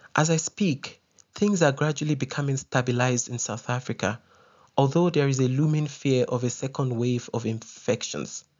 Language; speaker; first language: English; non-native, local second language; Yoruba